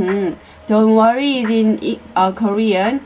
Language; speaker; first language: English; non-native, learner; Korean